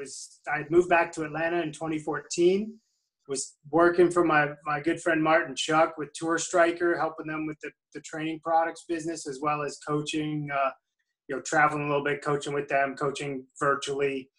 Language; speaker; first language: English; native; English